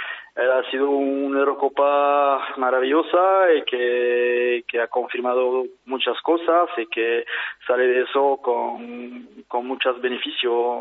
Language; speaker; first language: Spanish; non-native, fluent; French